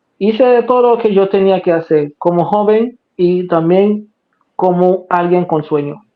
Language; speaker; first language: Spanish; non-native, fluent; Haitian Creole